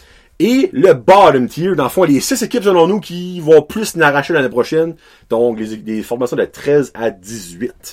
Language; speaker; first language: French; native; French